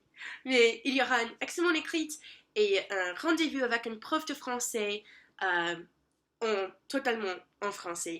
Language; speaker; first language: French; non-native, learner; English